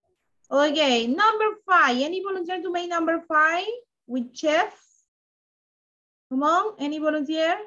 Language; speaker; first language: English; non-native, fluent; Spanish